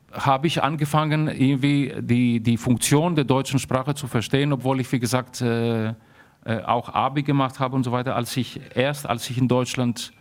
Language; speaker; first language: German; early bilingual, heritage; German